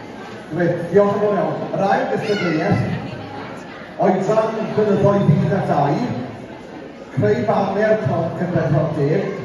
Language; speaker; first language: Welsh; native; Welsh